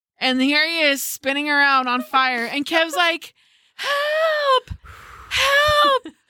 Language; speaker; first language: English; early bilingual, other home language; Spanish